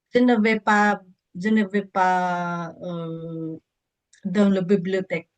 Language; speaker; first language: French; non-native, learner; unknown